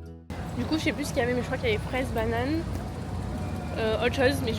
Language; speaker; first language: French; native; French